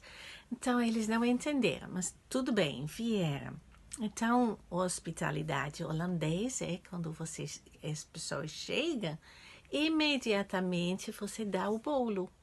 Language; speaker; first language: Portuguese; non-native, fluent; Dutch